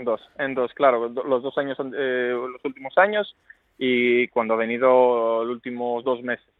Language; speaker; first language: Spanish; non-native, fluent; Greek